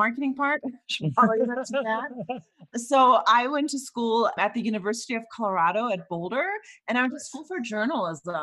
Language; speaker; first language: English; non-native, fluent; German